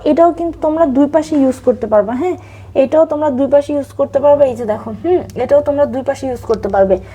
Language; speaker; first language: Bangla; native; Bangla